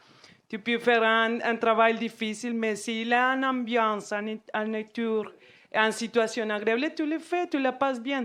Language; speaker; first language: French; non-native, fluent; Spanish